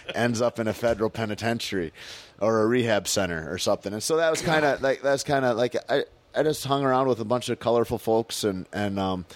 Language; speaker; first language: English; native; English